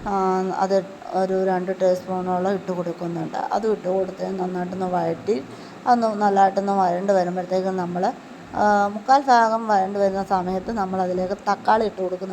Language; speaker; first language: Malayalam; native; Malayalam